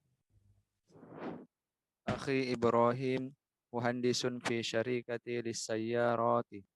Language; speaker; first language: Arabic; non-native, learner; Indonesian